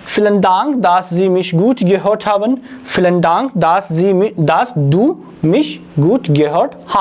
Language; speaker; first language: German; non-native, fluent; Hindi